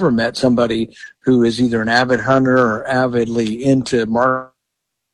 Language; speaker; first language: English; native; English